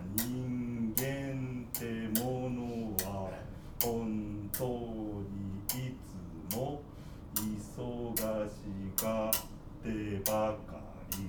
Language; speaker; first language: Japanese; native; Japanese